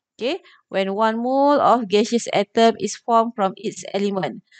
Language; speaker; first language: English; non-native, local second language; Malay